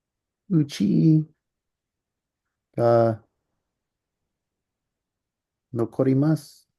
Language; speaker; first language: Japanese; non-native, learner; English